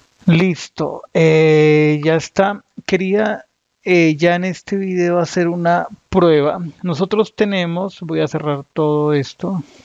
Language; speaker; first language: Spanish; native; Spanish